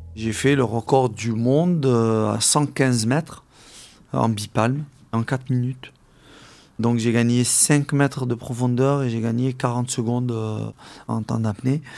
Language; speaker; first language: French; non-native, local second language; Arabic